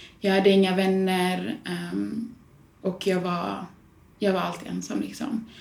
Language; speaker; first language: Swedish; early bilingual, other home language; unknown